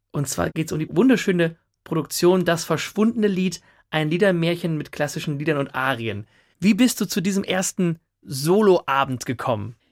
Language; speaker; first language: German; native; German